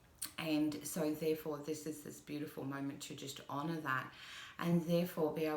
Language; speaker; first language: English; native; English